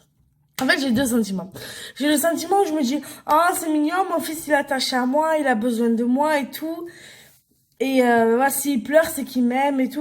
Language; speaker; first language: French; native; French